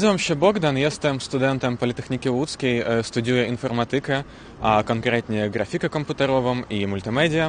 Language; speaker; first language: Polish; non-native, fluent; Ukrainian